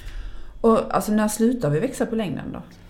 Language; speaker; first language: Swedish; native; Swedish